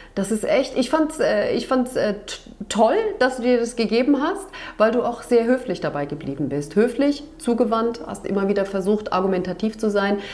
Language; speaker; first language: German; early bilingual, other home language; Turkish